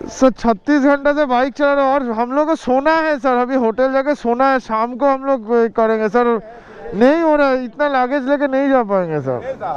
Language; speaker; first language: Hindi; non-native, local second language; Bangla